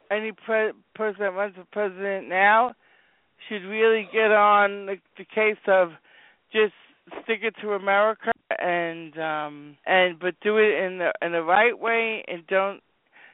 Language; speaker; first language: English; native; English